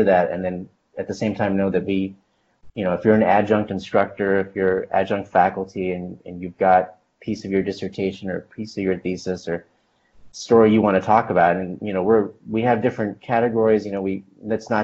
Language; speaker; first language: English; native; English